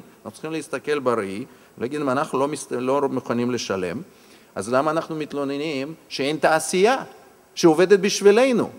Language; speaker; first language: Hebrew; non-native, fluent; Russian